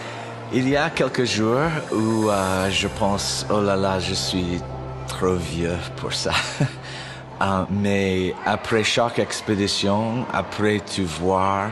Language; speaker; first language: French; non-native, learner; English